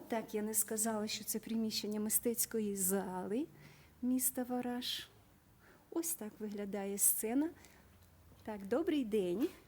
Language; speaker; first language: Ukrainian; native; Ukrainian